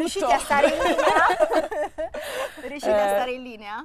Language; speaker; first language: Italian; native; Italian